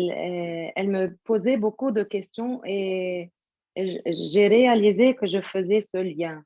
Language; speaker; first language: French; non-native, local second language; Arabic